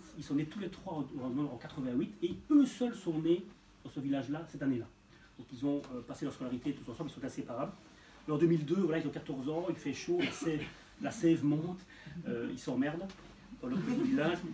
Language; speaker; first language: French; native; French